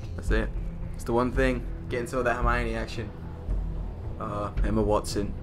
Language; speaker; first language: English; native; English